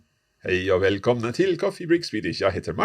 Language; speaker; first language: Swedish; non-native, learner; English